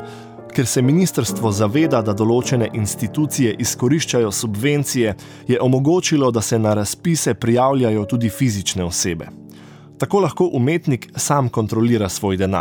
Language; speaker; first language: Slovenian; native; Slovenian